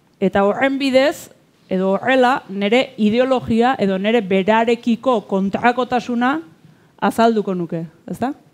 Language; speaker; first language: Basque; native; Basque